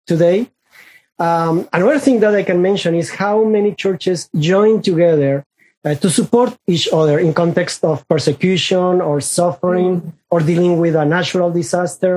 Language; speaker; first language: English; non-native, fluent; Spanish